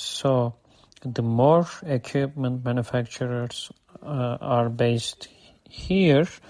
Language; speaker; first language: English; non-native, fluent; Turkish